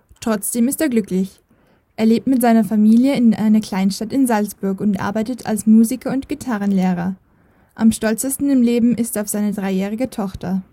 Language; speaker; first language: German; native; German